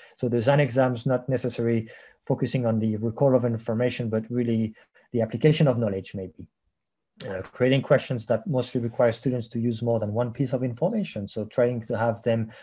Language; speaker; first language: English; non-native, fluent; French